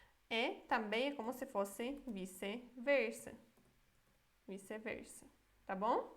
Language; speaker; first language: Portuguese; non-native, fluent; Polish